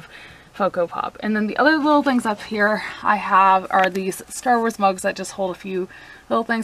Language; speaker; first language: English; native; English